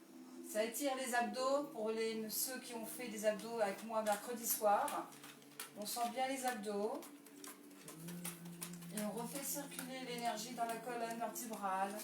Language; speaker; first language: French; native; French